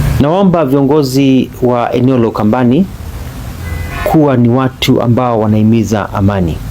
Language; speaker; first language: Swahili; non-native, local second language; Kamba